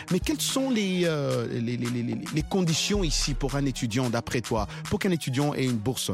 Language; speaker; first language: French; non-native, local second language; Lingala